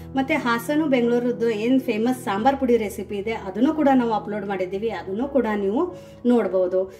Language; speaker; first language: Kannada; native; Kannada